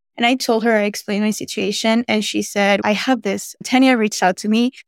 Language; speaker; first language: English; non-native, fluent; Spanish